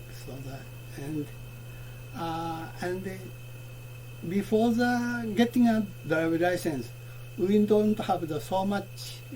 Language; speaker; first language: English; non-native, learner; Japanese